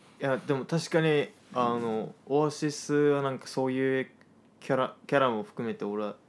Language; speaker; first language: Japanese; native; Japanese